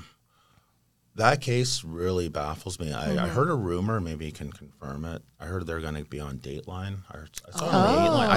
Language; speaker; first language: English; native; English